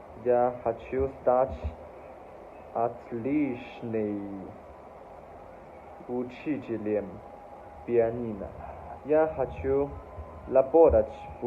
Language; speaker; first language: Russian; non-native, learner; Chinese